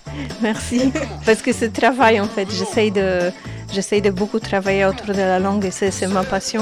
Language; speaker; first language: French; non-native, fluent; Polish